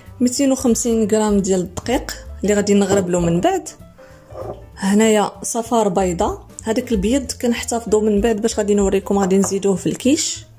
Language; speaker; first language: Arabic; native; Arabic